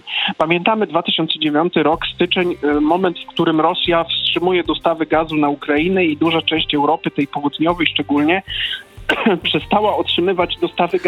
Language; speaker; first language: Polish; native; Polish